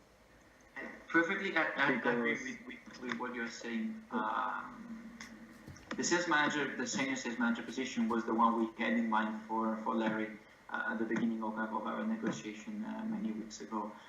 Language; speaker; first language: English; non-native, fluent; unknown